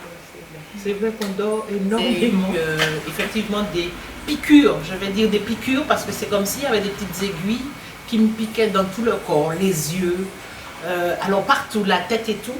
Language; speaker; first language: French; native; French